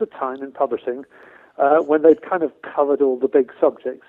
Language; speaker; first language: English; native; English